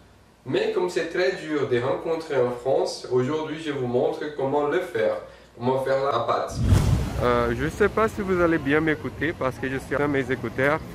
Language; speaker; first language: French; non-native, fluent; Portuguese